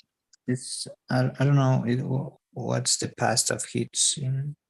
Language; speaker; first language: English; non-native, learner; Spanish